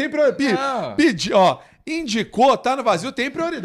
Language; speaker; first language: Portuguese; native; Portuguese